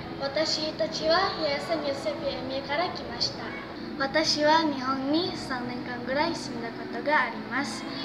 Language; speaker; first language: Japanese; non-native, learner; Indonesian